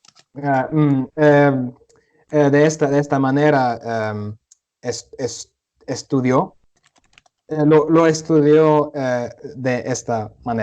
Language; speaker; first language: Spanish; non-native, learner; German